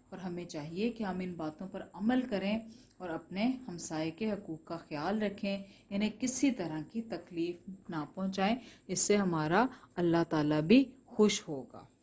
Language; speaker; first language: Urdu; non-native, local second language; Punjabi